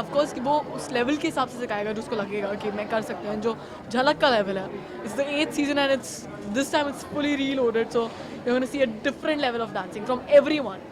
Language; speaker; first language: Hindi; native; Hindi